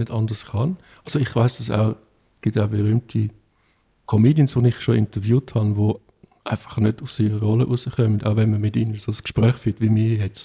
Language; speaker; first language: German; native; German